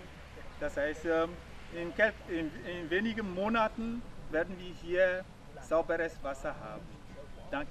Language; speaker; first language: German; non-native, fluent; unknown